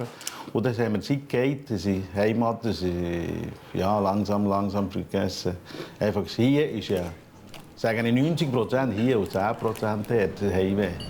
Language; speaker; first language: German; non-native, learner; Tamil